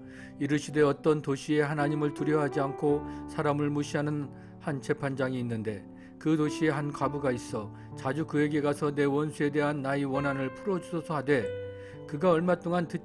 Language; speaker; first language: Korean; native; Korean